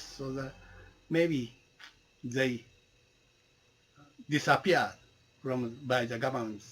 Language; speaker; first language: English; non-native, learner; Japanese